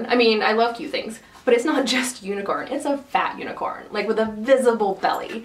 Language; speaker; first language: English; native; English